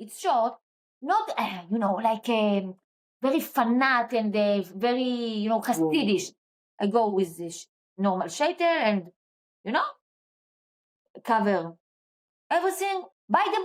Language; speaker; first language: English; non-native, learner; Hebrew